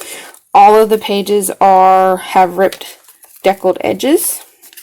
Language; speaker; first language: English; native; English